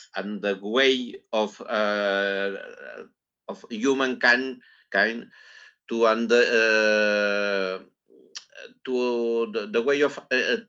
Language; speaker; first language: English; non-native, learner; Catalan